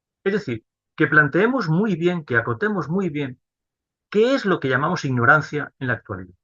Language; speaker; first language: Spanish; native; Spanish